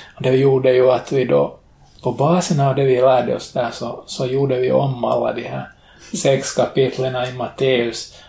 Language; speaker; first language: Swedish; native; Swedish